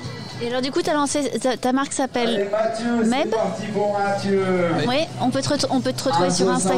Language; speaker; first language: French; native; French